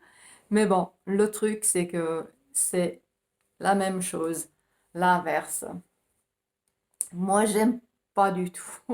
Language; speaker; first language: French; non-native, fluent; Finnish